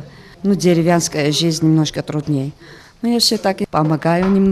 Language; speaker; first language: Russian; non-native, local second language; Georgian